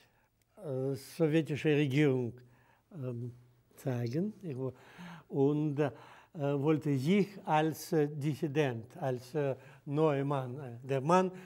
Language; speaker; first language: German; non-native, fluent; Russian